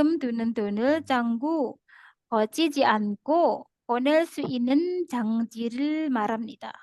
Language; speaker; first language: Korean; non-native, fluent; Indonesian